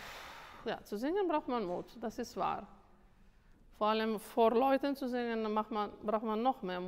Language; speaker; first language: German; non-native, fluent; Italian